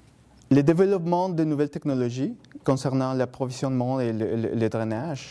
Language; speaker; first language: French; non-native, fluent; Spanish